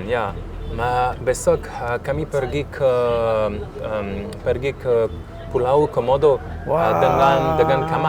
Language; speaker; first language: Indonesian; non-native, learner; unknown